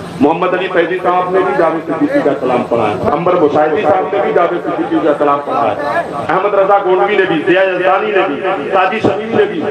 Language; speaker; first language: Urdu; native; Urdu